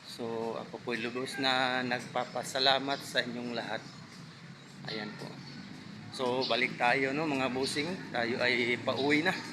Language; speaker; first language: Filipino; non-native, local second language; Cebuano